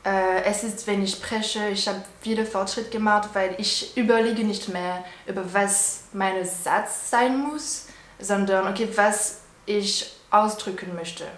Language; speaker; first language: German; non-native, learner; French